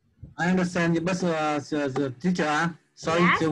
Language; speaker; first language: English; non-native, learner; Vietnamese